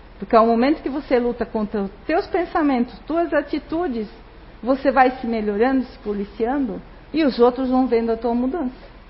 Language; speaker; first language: Portuguese; non-native, fluent; Spanish